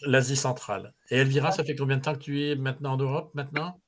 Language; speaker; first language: French; native; French